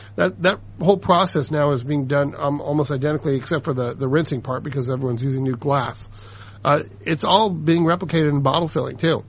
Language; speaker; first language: English; native; English